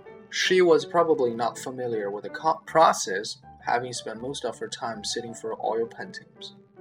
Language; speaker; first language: English; non-native, fluent; Chinese